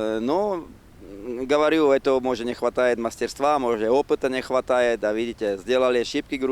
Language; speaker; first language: Russian; non-native, fluent; Slovak